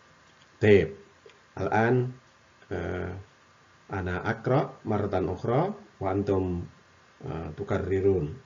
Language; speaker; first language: Arabic; non-native, fluent; Indonesian